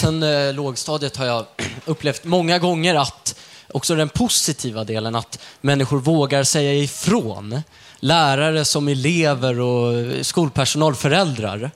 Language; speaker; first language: Swedish; native; Swedish